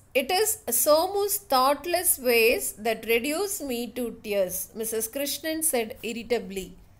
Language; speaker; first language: English; non-native, local second language; Tamil